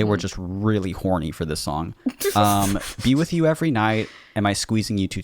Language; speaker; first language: English; native; English